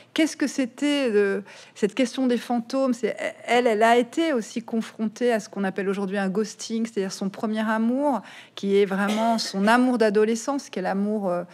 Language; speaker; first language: French; native; French